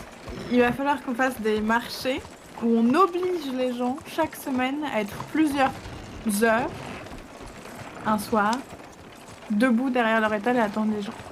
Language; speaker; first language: French; native; French